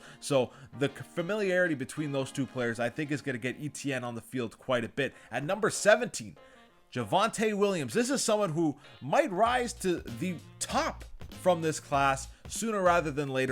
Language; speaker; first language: English; native; English